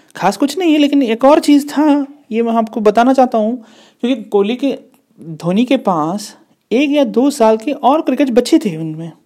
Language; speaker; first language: Hindi; non-native, local second language; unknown